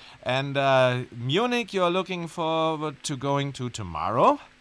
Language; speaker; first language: English; non-native, fluent; German